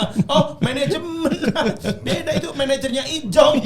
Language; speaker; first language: Indonesian; native; Indonesian